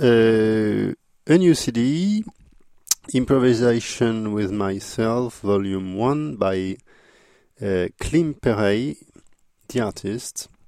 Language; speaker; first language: English; non-native, fluent; French